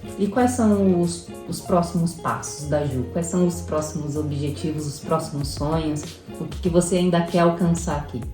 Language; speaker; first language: Portuguese; native; Portuguese